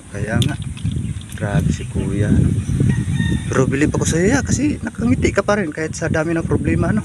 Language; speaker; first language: Filipino; non-native, local second language; Cebuano